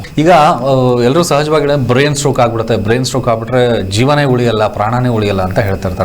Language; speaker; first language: Kannada; native; Kannada